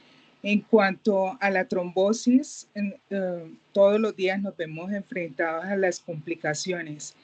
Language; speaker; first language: Spanish; native; Spanish